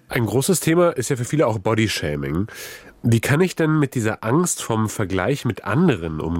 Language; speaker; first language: German; native; German